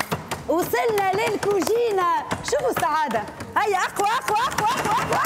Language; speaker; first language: Arabic; native; Arabic